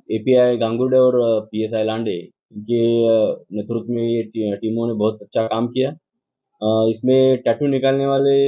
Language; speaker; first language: Hindi; non-native, local second language; Marathi